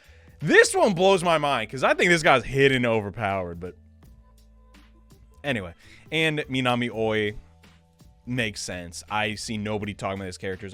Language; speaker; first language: English; native; English